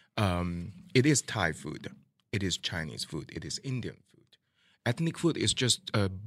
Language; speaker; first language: English; non-native, local second language; Min Nan Chinese